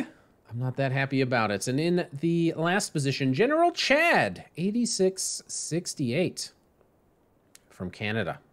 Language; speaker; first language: English; native; English